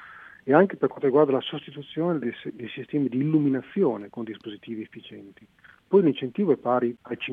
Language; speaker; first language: Italian; native; Italian